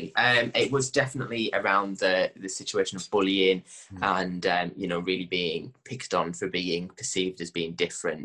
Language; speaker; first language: English; native; English